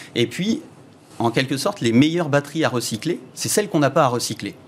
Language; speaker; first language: French; native; French